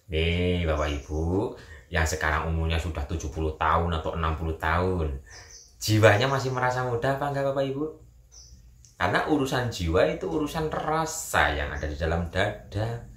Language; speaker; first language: Indonesian; native; Indonesian